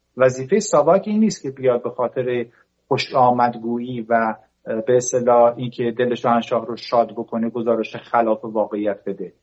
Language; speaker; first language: Persian; native; Persian